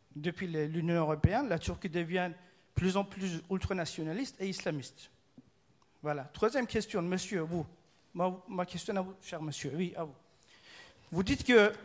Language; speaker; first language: French; non-native, fluent; Turkish